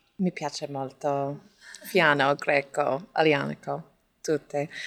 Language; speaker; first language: Italian; non-native, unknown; English